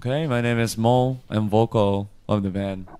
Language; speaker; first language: English; non-native, learner; Japanese